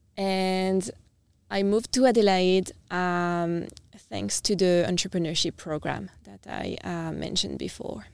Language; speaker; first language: English; non-native, fluent; French